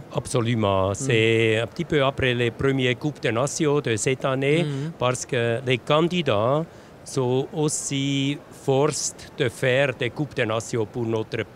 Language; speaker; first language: French; non-native, local second language; German